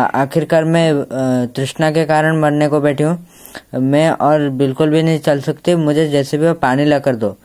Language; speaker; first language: Hindi; native; Hindi